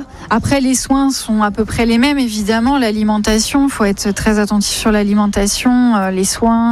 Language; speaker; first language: French; native; French